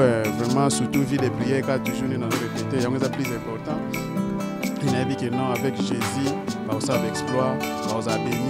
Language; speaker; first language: French; non-native, local second language; Lingala